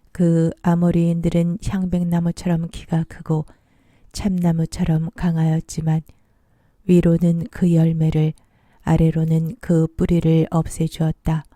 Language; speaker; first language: Korean; native; Korean